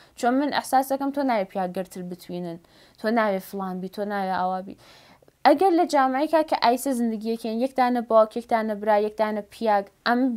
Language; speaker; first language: Central Kurdish; native; Central Kurdish